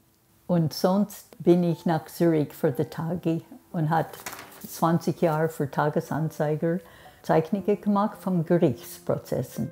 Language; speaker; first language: German; non-native, fluent; English